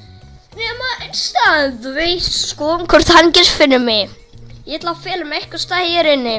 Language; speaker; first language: Icelandic; non-native, learner; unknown